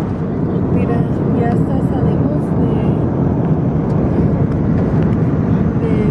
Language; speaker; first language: Spanish; early bilingual, heritage; Spanish